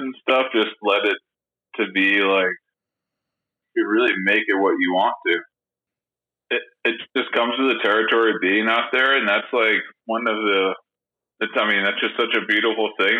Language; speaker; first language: English; native; English